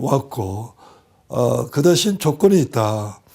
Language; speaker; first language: Korean; native; Korean